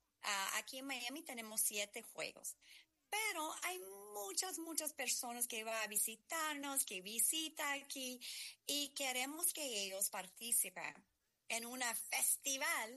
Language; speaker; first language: Spanish; non-native, fluent; English